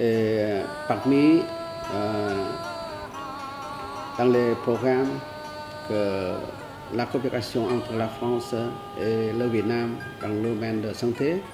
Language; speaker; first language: French; non-native, learner; Vietnamese